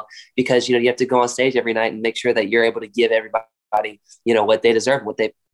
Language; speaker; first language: English; native; English